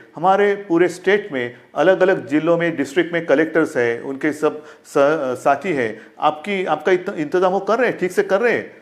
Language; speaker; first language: Hindi; non-native, local second language; Marathi